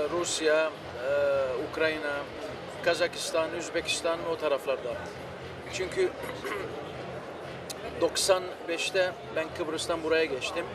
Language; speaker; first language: Turkish; early bilingual, heritage; Turkish